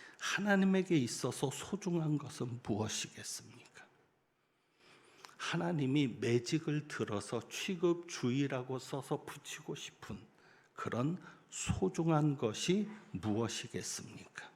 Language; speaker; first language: Korean; native; Korean